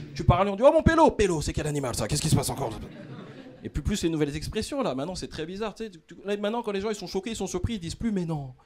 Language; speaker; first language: French; native; French